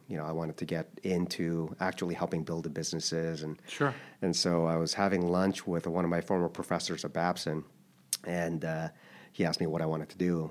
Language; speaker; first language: English; early bilingual, other home language; Korean